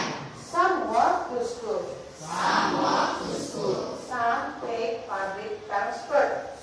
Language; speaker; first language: English; non-native, learner; Indonesian